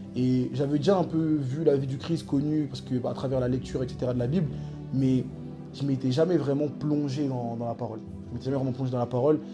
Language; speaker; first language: French; early bilingual, other home language; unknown